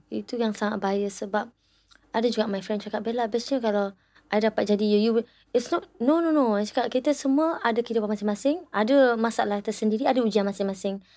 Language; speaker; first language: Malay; native; Malay